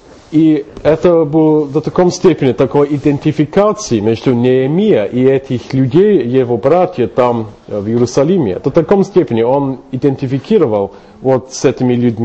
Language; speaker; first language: Russian; non-native, fluent; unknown